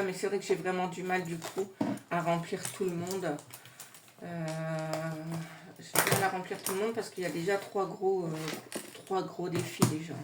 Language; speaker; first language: French; native; French